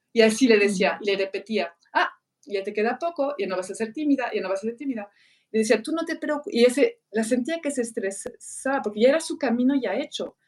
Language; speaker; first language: Spanish; non-native, fluent; French